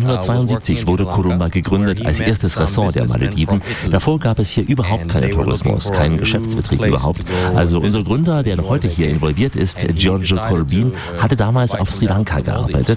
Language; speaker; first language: German; native; German